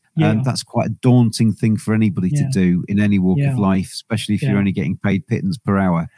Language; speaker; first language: English; native; English